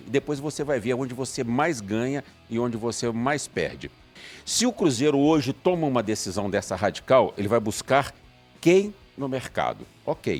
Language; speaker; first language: Portuguese; native; Portuguese